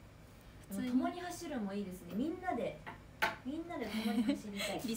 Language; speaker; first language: Japanese; native; Japanese